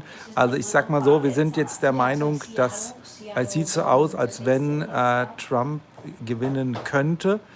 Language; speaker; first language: German; native; German